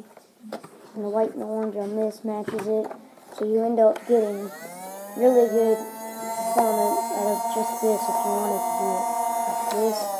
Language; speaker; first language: English; native; English